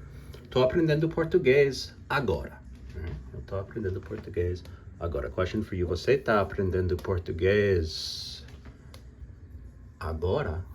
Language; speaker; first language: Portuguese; non-native, fluent; English